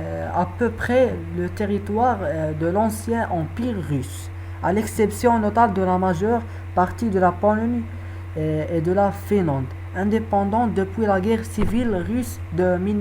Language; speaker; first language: French; non-native, learner; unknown